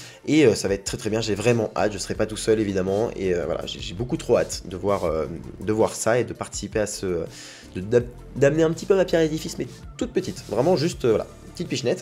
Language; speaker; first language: French; native; French